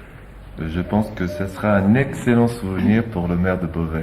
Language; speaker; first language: French; native; French